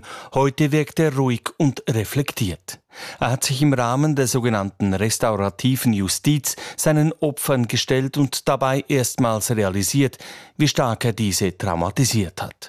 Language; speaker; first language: German; native; German